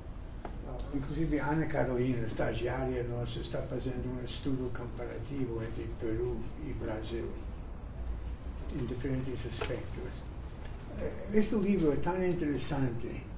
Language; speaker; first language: Portuguese; non-native, fluent; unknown